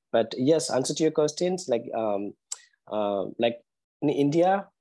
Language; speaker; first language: English; non-native, local second language; Tamil